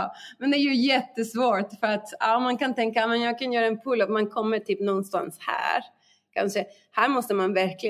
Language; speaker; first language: Swedish; non-native, fluent; Spanish